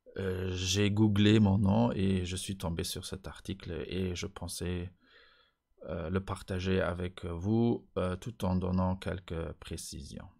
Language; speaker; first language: French; non-native, local second language; Luxembourgish